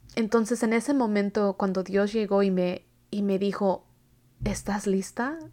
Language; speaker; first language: Spanish; early bilingual, heritage; Spanish